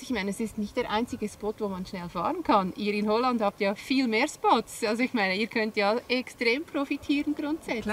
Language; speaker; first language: German; native; German